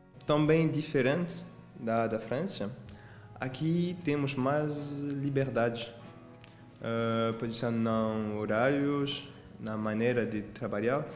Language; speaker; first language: Portuguese; non-native, learner; French